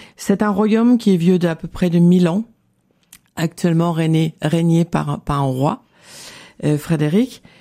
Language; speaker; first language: French; non-native, fluent; Danish